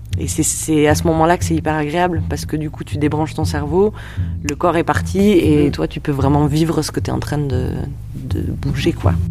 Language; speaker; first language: French; native; French